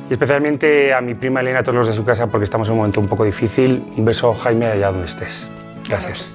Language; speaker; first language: Spanish; native; Spanish